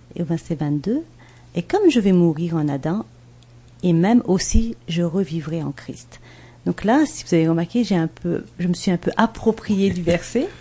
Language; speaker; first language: French; non-native, local second language; Malagasy